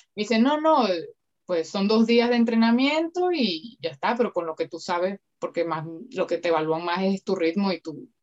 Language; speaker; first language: Spanish; native; Spanish